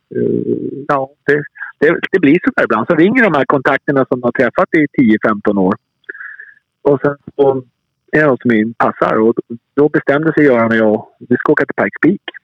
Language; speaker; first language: Swedish; native; Swedish